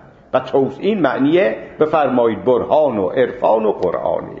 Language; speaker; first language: Persian; native; Persian